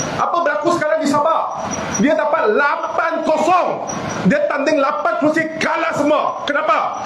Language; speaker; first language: Malay; non-native, local second language; Chinese